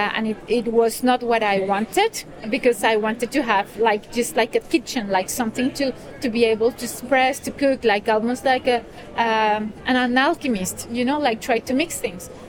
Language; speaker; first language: English; non-native, fluent; Spanish